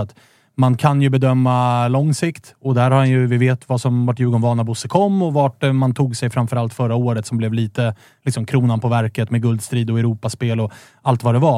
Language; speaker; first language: Swedish; native; Swedish